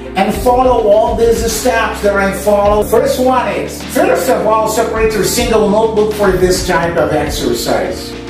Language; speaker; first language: English; non-native, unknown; Portuguese